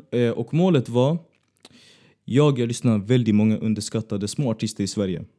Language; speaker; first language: Swedish; native; Swedish